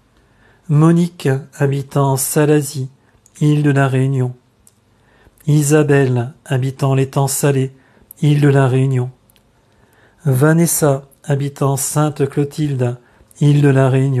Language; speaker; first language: French; native; French